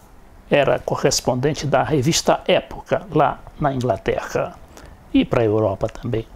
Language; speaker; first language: Portuguese; native; Portuguese